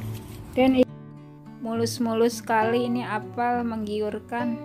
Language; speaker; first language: Indonesian; native; Indonesian